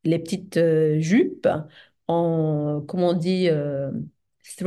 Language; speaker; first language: French; non-native, fluent; Arabic